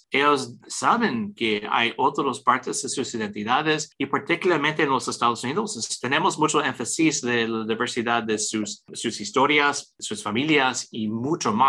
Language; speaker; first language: Spanish; early bilingual, heritage; English